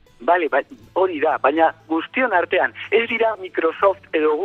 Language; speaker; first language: Basque; non-native, learner; Spanish